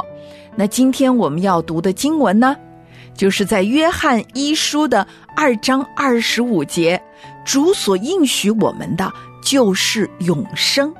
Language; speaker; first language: Chinese; native; Chinese